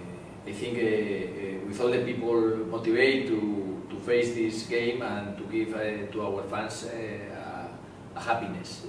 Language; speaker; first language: English; non-native, learner; Spanish